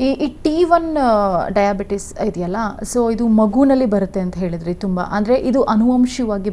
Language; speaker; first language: Kannada; native; Kannada